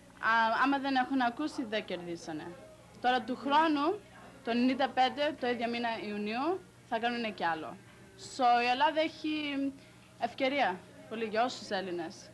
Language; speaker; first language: Greek; early bilingual, heritage; Greek